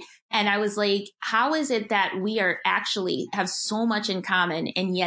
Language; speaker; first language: English; native; English